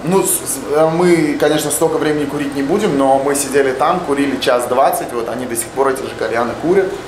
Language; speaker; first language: Russian; native; Russian